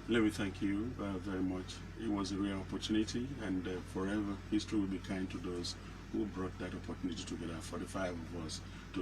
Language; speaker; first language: English; non-native, local second language; Yoruba